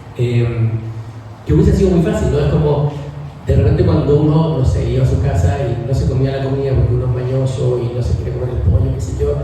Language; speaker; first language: Spanish; native; Spanish